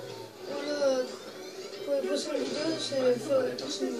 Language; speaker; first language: French; native; French